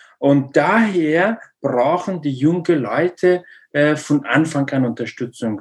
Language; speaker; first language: German; non-native, learner; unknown